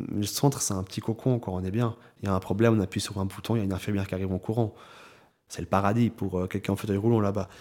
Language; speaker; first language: French; native; French